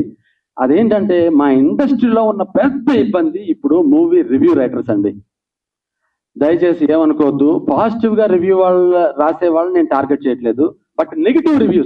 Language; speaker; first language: Telugu; native; Telugu